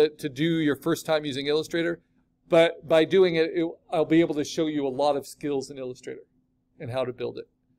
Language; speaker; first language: English; native; English